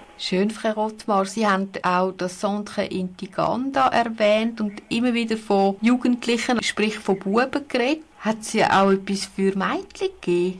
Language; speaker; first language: German; native; German